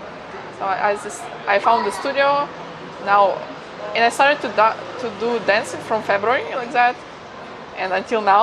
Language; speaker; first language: English; non-native, fluent; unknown